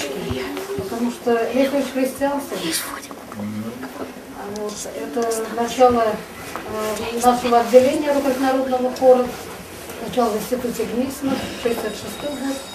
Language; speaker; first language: Russian; native; Russian